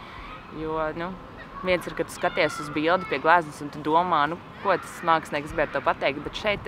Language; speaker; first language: Latvian; native; Latvian